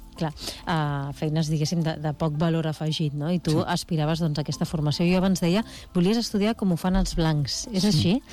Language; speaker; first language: Catalan; native; Catalan